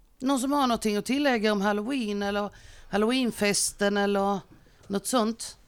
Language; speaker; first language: Swedish; native; Swedish